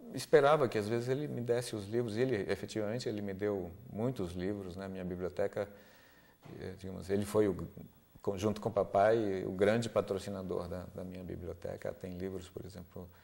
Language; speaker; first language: Portuguese; early bilingual, other home language; Spanish